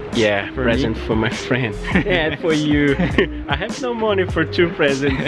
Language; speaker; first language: English; non-native, fluent; Portuguese